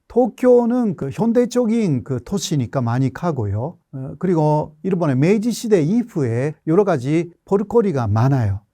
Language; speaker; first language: Korean; non-native, fluent; Japanese